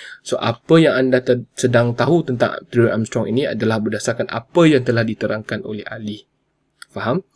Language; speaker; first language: Malay; non-native, local second language; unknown